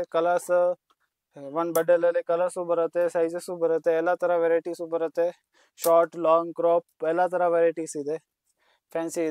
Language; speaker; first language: Kannada; non-native, local second language; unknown